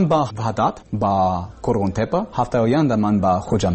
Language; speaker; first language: Persian; non-native, learner; English